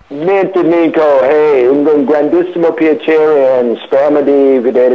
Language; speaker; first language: Italian; non-native, learner; English